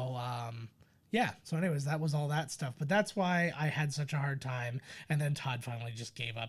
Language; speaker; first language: English; native; English